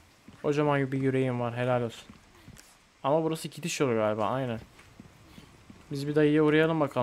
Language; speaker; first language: Turkish; native; Turkish